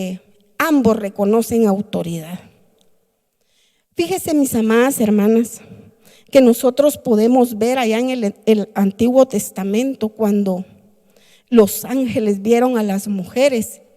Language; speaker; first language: Spanish; native; Spanish